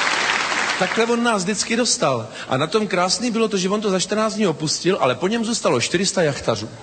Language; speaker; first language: Czech; native; Czech